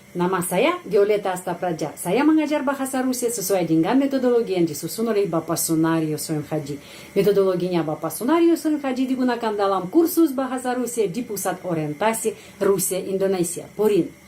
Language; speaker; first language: Indonesian; non-native, fluent; Russian